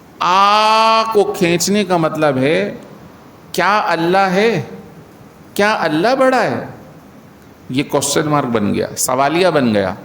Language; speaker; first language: Urdu; native; Urdu